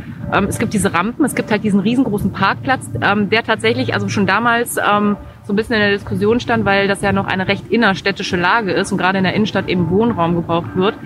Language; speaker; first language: German; native; German